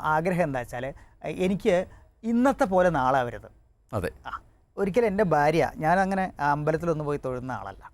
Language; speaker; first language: Malayalam; non-native, local second language; Tamil